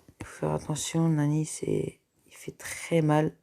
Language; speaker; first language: French; native; French